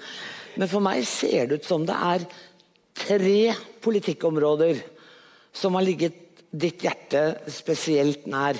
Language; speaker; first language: Norwegian; native; Norwegian